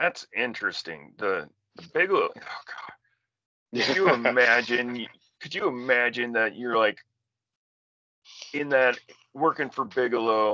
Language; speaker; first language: English; native; English